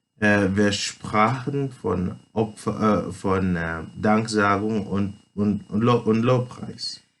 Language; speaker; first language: German; non-native, fluent; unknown